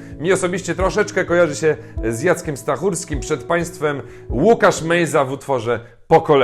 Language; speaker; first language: Polish; native; Polish